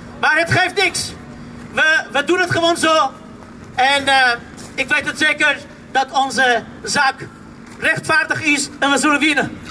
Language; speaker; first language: Dutch; non-native, fluent; Armenian